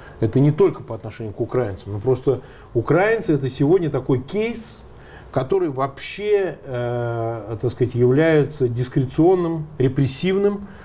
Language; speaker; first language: Russian; native; Russian